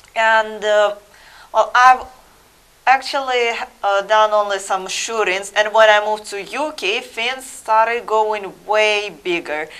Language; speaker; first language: English; non-native, fluent; Russian